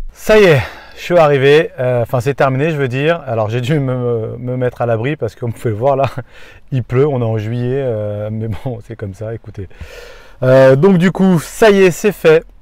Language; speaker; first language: French; native; French